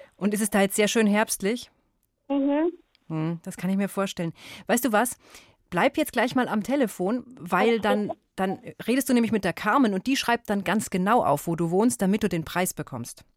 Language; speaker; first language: German; native; German